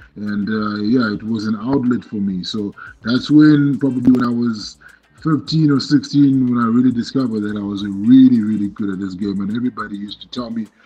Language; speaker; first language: English; non-native, local second language; Shona